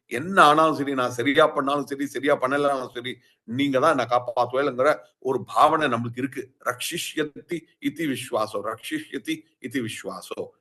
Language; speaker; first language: Tamil; early bilingual, heritage; Tamil